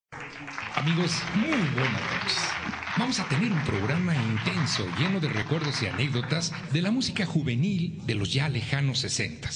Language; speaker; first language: Spanish; native; Spanish